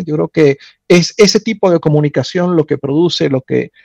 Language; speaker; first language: Spanish; native; Spanish